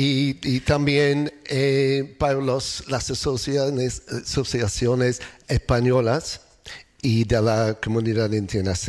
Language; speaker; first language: Spanish; non-native, learner; English